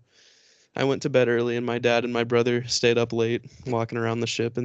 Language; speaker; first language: English; native; English